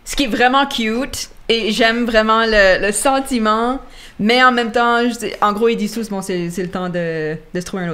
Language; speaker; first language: French; native; French